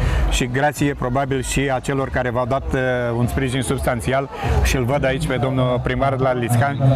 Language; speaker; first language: Romanian; native; Romanian